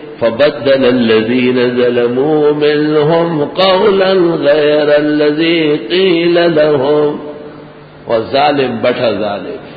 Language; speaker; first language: Urdu; non-native, local second language; Pashto